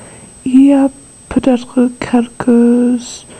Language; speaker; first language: French; non-native, learner; English